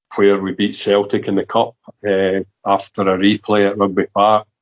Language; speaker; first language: English; native; English